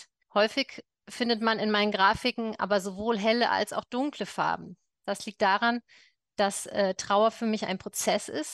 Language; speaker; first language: German; native; German